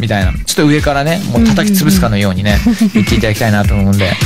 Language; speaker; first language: Japanese; early bilingual, heritage; Japanese